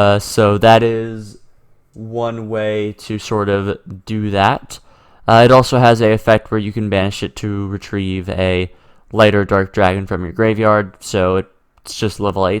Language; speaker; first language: English; native; English